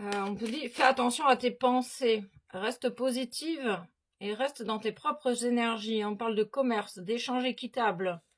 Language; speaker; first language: French; native; French